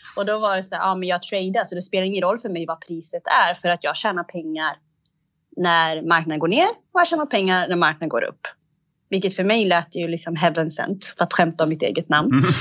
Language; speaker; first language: Swedish; early bilingual, other home language; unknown